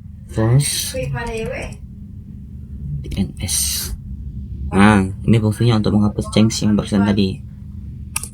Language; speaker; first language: Indonesian; native; Indonesian